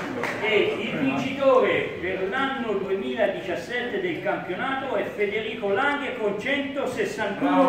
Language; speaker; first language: Italian; native; Italian